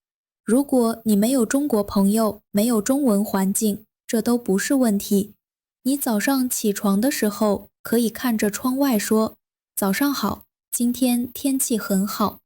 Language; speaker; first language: Chinese; non-native, fluent; Vietnamese